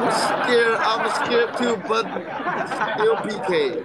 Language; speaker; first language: English; non-native, learner; Chinese